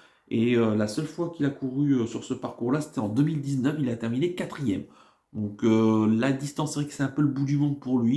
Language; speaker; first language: French; native; French